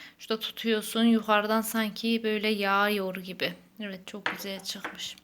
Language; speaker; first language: Turkish; native; Turkish